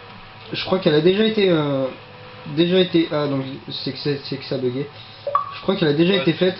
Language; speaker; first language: French; native; French